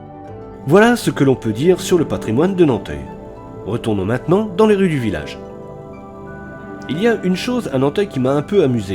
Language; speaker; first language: French; native; French